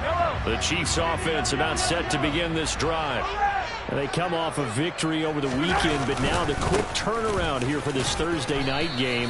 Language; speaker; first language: English; native; English